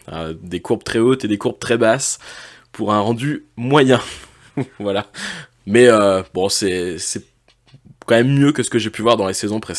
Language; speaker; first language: French; native; French